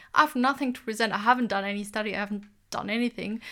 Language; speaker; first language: English; non-native, fluent; German